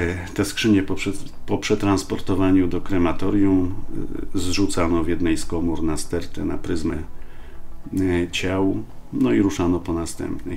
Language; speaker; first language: Polish; native; Polish